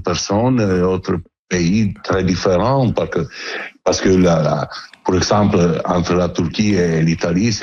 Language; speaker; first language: French; non-native, learner; Italian